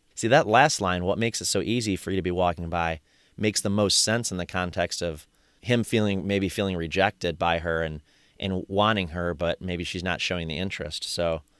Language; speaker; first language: English; native; English